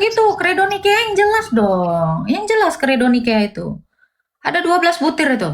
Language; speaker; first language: Indonesian; native; Indonesian